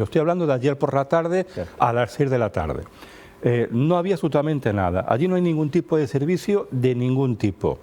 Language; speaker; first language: Spanish; native; Spanish